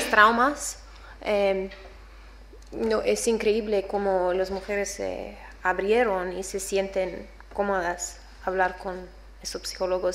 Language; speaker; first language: Spanish; non-native, learner; English